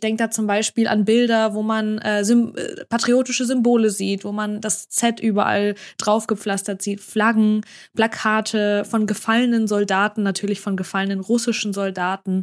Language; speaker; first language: German; early bilingual, other home language; Russian